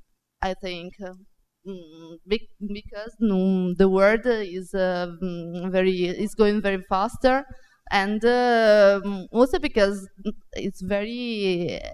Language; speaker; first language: English; non-native, fluent; Italian